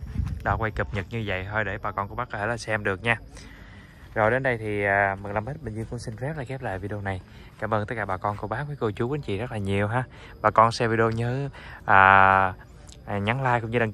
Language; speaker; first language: Vietnamese; native; Vietnamese